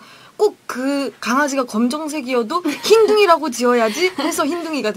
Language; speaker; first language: Korean; native; Korean